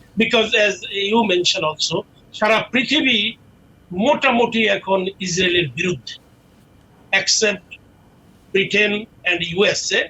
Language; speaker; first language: English; non-native, local second language; Bangla